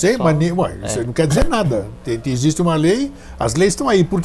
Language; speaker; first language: Portuguese; native; Portuguese